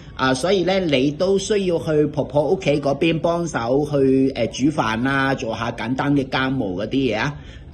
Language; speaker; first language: Cantonese; native; Cantonese